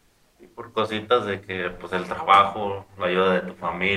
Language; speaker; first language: Spanish; native; Spanish